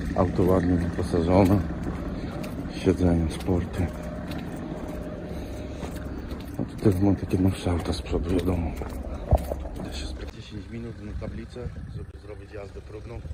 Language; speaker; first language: Polish; native; Polish